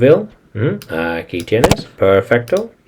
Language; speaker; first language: Spanish; non-native, learner; English